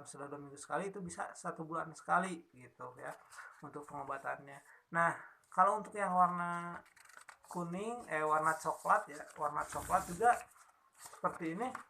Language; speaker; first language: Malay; non-native, local second language; Sundanese